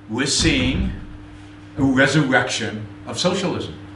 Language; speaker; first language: English; non-native, fluent; Hebrew